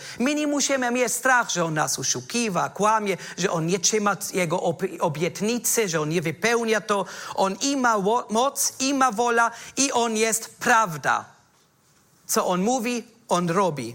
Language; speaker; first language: Polish; non-native, fluent; German